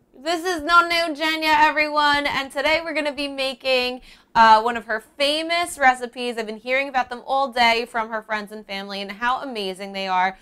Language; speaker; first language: English; early bilingual, other home language; Italian